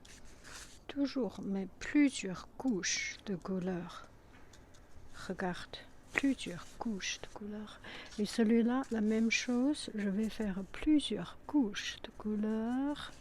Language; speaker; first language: French; non-native, fluent; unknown